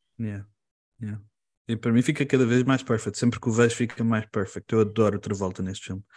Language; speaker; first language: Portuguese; early bilingual, heritage; Portuguese